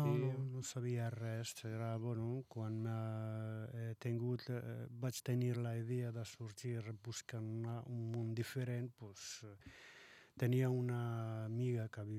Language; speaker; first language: Catalan; non-native, learner; Arabic